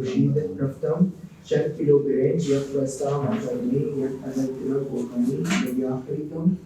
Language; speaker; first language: Persian; non-native, learner; Urdu